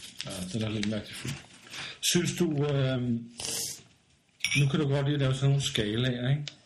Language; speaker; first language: Danish; native; Danish